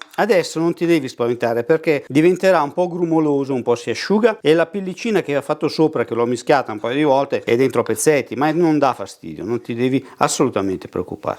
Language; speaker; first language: Italian; native; Italian